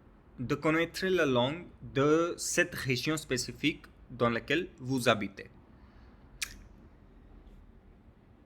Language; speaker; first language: French; non-native, learner; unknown